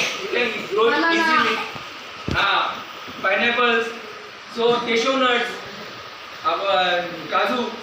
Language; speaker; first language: English; non-native, local second language; Marathi